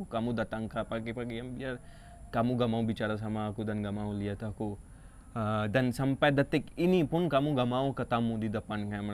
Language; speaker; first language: Indonesian; non-native, fluent; Urdu